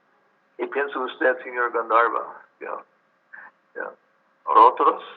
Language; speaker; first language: Spanish; non-native, learner; English